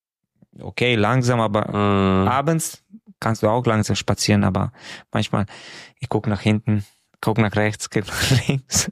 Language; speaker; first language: German; non-native, fluent; Romanian